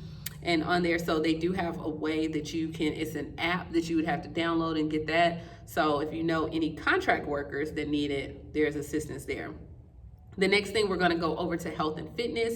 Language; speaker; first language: English; native; English